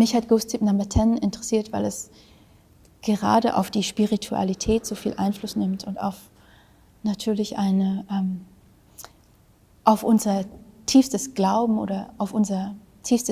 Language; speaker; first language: German; early bilingual, other home language; Vietnamese